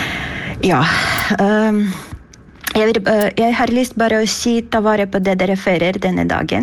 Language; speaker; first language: Norwegian; non-native, fluent; Ukrainian